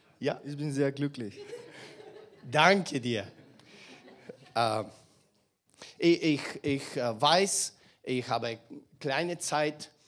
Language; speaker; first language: German; non-native, learner; Bulgarian